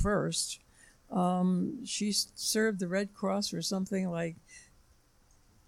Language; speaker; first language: English; native; English